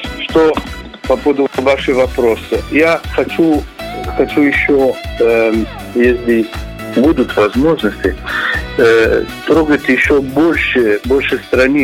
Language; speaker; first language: Russian; non-native, learner; Italian